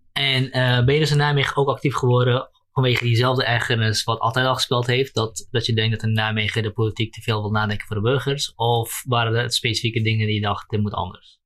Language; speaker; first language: Dutch; native; Dutch